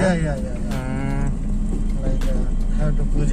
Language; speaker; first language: English; non-native, learner; Hindi